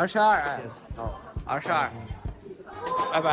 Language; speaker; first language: Chinese; non-native, learner; Turkish